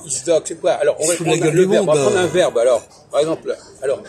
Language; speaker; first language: French; native; French